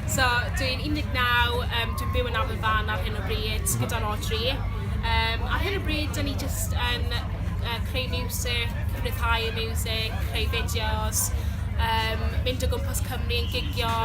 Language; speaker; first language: Welsh; non-native, local second language; English